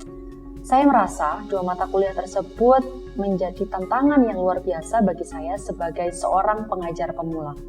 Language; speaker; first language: Indonesian; native; Indonesian